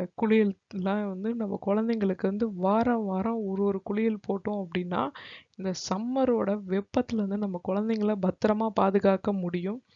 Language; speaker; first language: Tamil; native; Tamil